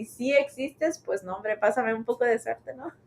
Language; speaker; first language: Spanish; early bilingual, heritage; Spanish